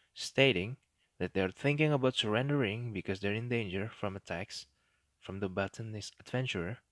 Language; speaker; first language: English; non-native, fluent; Indonesian